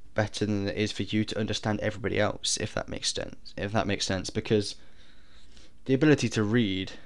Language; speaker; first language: English; native; English